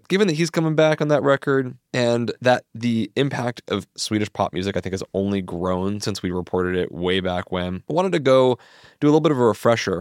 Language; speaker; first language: English; native; English